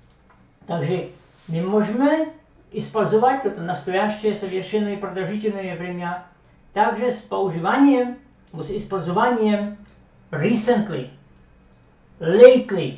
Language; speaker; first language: Russian; non-native, fluent; Slovak